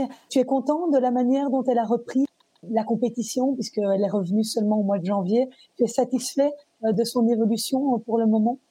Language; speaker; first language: French; native; French